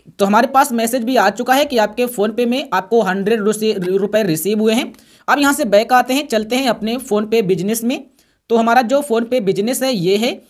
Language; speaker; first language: Hindi; native; Hindi